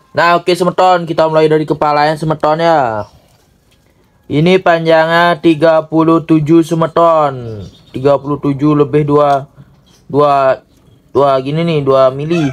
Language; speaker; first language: Indonesian; non-native, local second language; Balinese